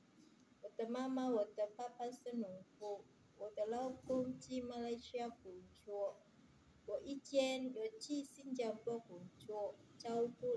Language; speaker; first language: Chinese; non-native, learner; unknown